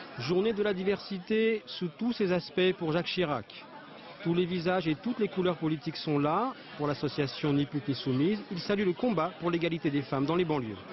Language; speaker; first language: French; native; French